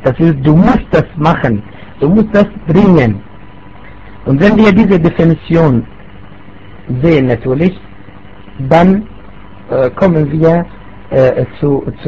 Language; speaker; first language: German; non-native, fluent; Arabic